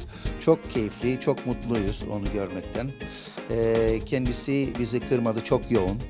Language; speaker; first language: Turkish; native; Turkish